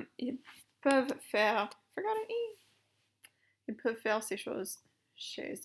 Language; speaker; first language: French; non-native, fluent; English